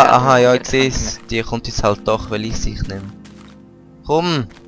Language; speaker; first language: German; native; German